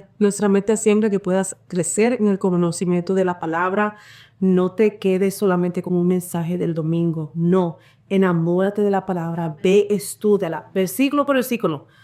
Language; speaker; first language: Spanish; early bilingual, heritage; Spanish